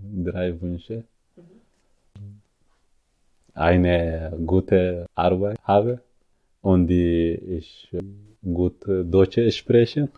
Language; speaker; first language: German; non-native, learner; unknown